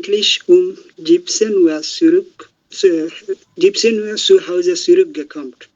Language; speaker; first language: German; non-native, learner; Bangla